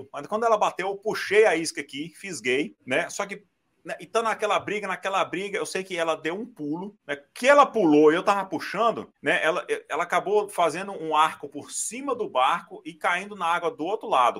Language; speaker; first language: Portuguese; native; Portuguese